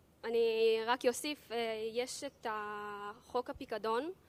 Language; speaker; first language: Hebrew; early bilingual, other home language; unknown